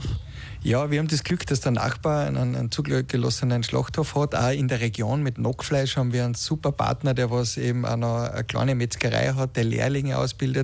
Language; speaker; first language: German; native; German